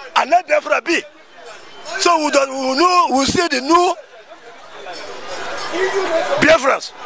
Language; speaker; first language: English; non-native, local second language; Igbo